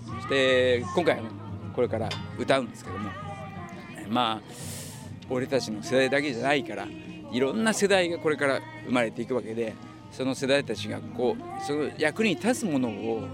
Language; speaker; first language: Japanese; native; Japanese